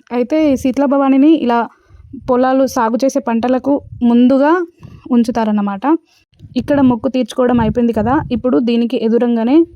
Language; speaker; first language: Telugu; non-native, local second language; Lambadi